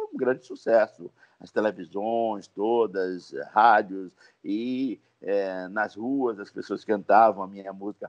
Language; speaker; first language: Portuguese; native; Portuguese